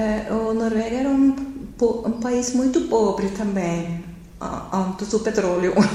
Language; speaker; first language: Portuguese; non-native, learner; Norwegian